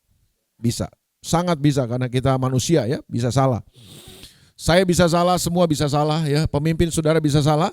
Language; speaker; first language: Indonesian; native; Indonesian